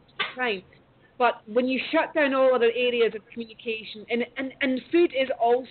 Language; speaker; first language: English; native; English